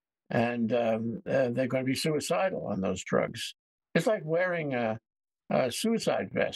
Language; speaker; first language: English; native; English